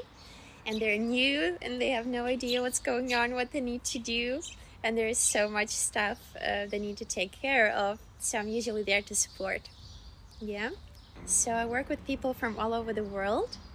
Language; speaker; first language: English; non-native, fluent; Russian